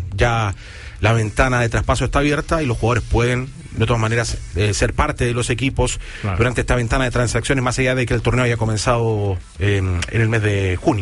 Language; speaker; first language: Spanish; native; Spanish